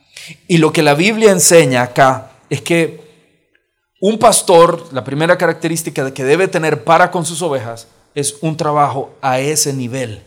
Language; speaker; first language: Spanish; native; Spanish